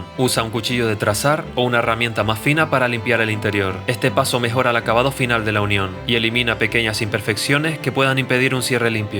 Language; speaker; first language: Spanish; native; Spanish